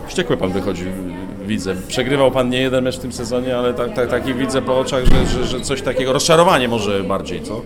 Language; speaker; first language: Polish; native; Polish